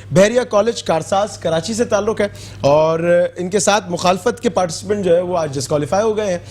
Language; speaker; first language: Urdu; native; Urdu